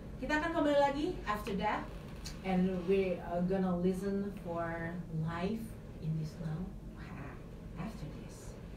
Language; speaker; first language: English; non-native, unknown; Indonesian